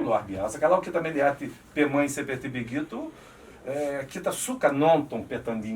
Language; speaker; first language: Indonesian; non-native, fluent; Portuguese